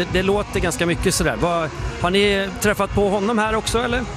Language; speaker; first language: Swedish; native; Swedish